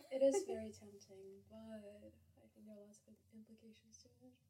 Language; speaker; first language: English; non-native, fluent; Kazakh